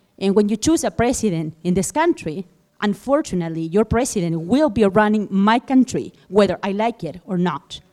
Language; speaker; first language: English; non-native, fluent; Spanish